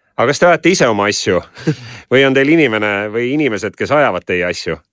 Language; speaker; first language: Estonian; native; Estonian